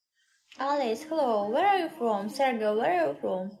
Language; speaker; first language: English; non-native, learner; Russian